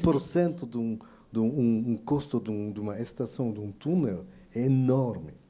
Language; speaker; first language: Portuguese; non-native, fluent; French